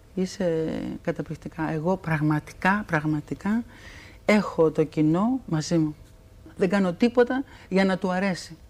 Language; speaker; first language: Greek; native; Greek